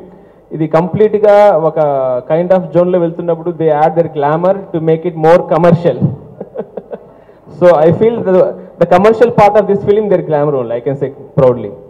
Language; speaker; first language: Telugu; native; Telugu